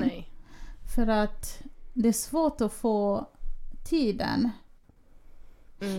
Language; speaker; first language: Swedish; early bilingual, other home language; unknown